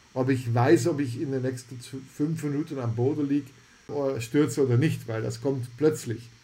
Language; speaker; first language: German; non-native, fluent; Dutch